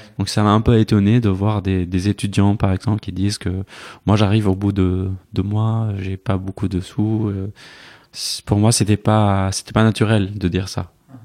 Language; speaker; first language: French; non-native, fluent; Arabic